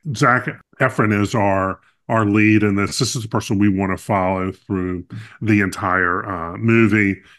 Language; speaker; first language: English; native; English